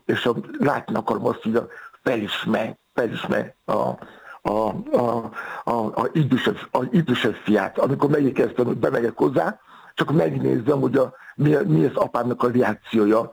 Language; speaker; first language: Hungarian; non-native, fluent; Yoruba